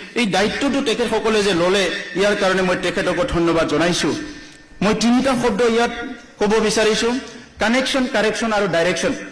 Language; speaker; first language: Assamese; non-native, local second language; Bodo